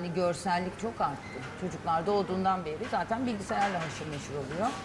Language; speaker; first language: Turkish; native; Turkish